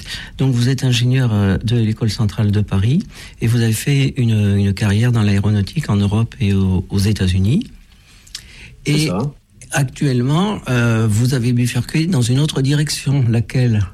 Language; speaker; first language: French; native; French